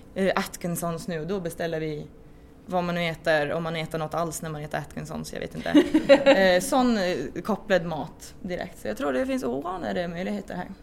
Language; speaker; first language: Swedish; native; Swedish